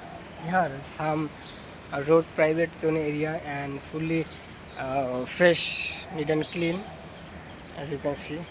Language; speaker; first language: English; non-native, learner; Bangla